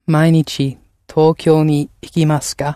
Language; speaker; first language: Japanese; non-native, learner; English